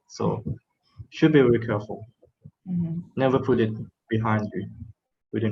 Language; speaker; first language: English; non-native, fluent; Thai